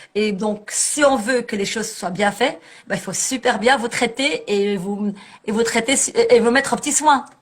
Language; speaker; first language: French; early bilingual, other home language; Arabic